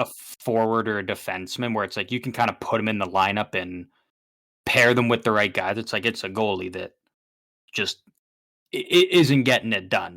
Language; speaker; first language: English; native; English